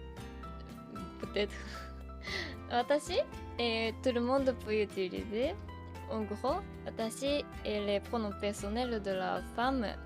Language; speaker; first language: French; non-native, learner; Japanese